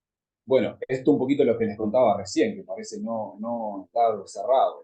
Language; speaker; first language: Spanish; native; Spanish